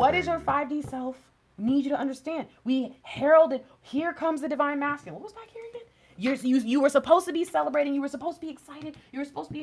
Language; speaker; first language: English; native; English